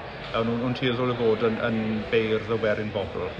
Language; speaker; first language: Welsh; native; Welsh